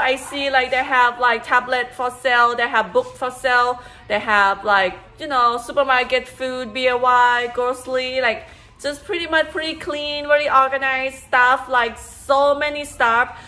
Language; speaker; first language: English; non-native, fluent; Thai